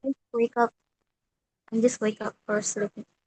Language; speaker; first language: English; non-native, learner; Indonesian